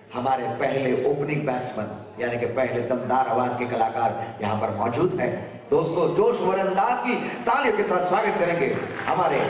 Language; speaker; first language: Hindi; non-native, local second language; Kachhi